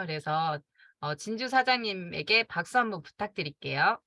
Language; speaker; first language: Korean; native; Korean